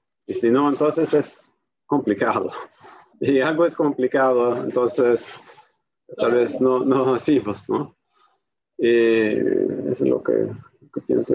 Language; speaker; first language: Spanish; non-native, fluent; Swedish